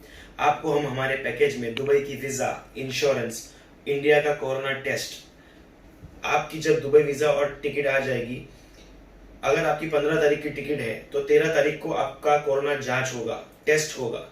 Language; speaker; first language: Hindi; native; Hindi